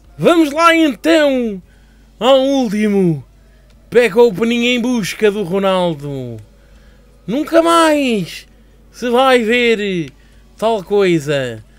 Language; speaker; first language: Portuguese; native; Portuguese